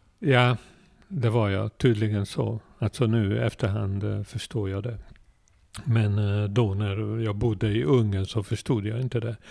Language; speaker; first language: Swedish; non-native, fluent; Hungarian